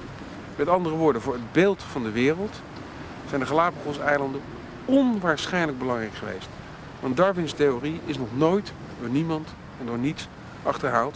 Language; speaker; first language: Dutch; native; Dutch